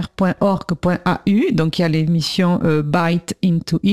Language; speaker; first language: French; native; French